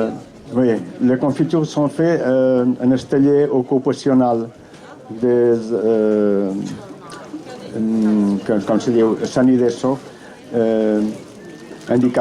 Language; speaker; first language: French; non-native, learner; Catalan